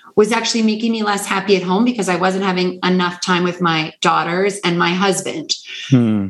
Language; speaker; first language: English; native; English